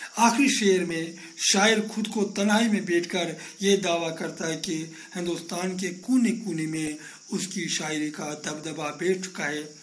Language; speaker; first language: Urdu; non-native, local second language; Kashmiri